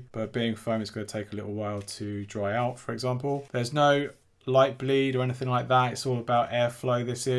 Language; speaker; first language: English; native; English